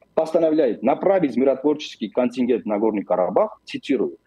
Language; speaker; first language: Russian; non-native, local second language; Armenian